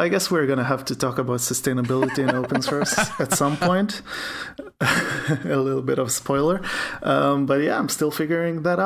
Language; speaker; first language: English; non-native, fluent; Hebrew